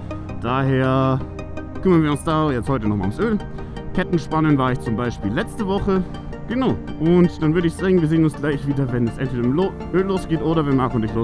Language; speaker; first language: German; native; German